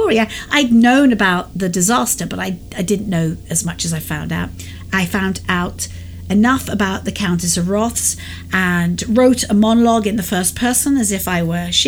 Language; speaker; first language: English; native; English